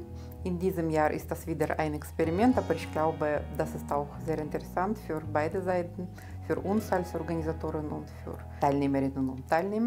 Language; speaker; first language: German; non-native, fluent; Russian